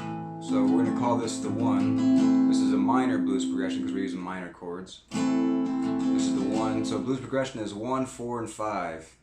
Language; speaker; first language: English; native; English